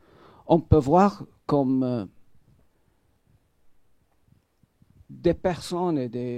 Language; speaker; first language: French; non-native, fluent; Maltese